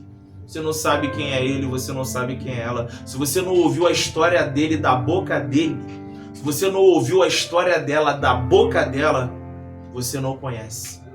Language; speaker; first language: Portuguese; native; Portuguese